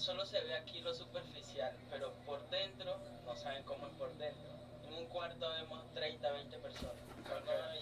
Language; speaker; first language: Spanish; native; Spanish